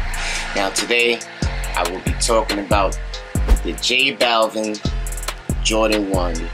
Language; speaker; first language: English; native; English